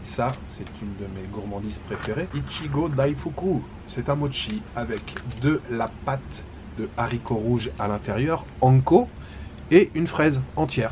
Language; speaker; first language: French; native; French